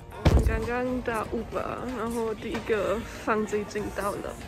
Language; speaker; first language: Chinese; early bilingual, heritage; German